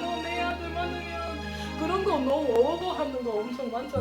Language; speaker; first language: Korean; non-native, learner; English